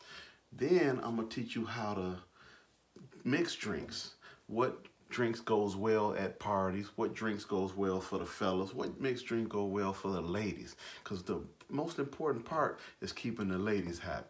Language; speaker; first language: English; native; English